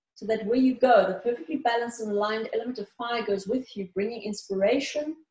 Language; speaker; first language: English; early bilingual, other home language; Greek